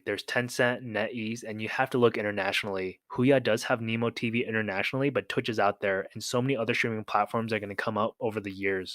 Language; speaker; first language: English; native; English